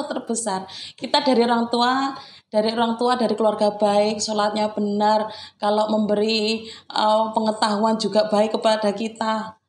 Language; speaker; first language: Indonesian; non-native, local second language; Javanese